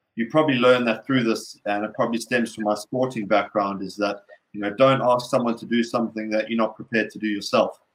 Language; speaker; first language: English; native; English